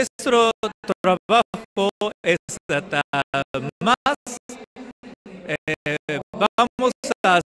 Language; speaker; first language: Spanish; non-native, learner; Japanese